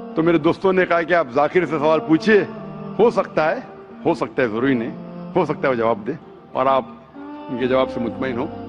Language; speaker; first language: Hindi; non-native, local second language; Konkani